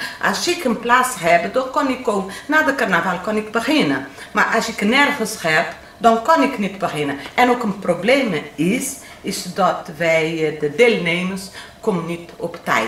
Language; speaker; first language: Dutch; non-native, learner; Portuguese